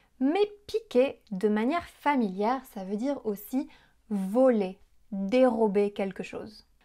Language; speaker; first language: French; native; French